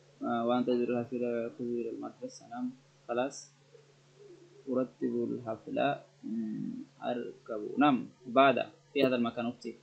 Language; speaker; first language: Arabic; non-native, learner; Bangla